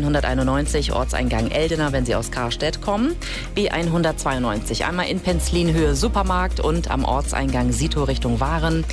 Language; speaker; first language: German; native; German